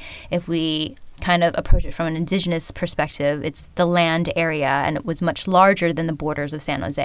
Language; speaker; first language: English; early bilingual, other home language; Khmer